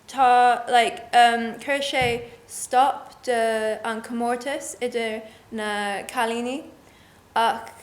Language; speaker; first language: Irish; non-native, learner; English